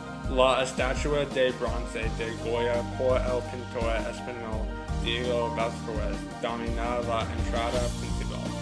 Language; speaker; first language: Spanish; non-native, learner; English